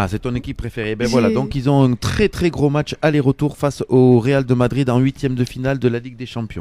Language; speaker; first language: French; native; French